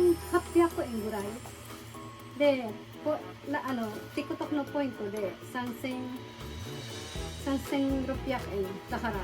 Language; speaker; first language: Japanese; non-native, fluent; Filipino